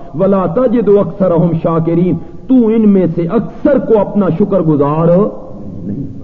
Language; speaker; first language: Urdu; native; Urdu